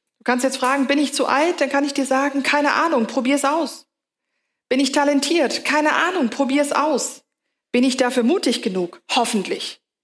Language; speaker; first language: German; native; German